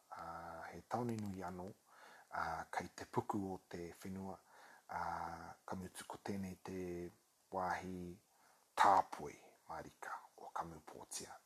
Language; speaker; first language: Māori; non-native, local second language; English